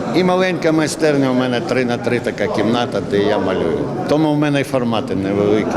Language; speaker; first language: Ukrainian; native; Ukrainian